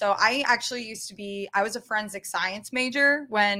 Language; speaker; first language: English; native; English